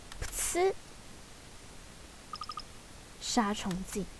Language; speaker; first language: Chinese; native; Chinese